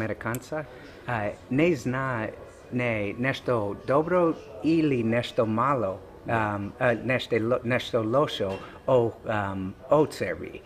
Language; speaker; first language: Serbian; non-native, learner; English